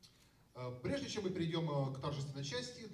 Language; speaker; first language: Russian; native; Russian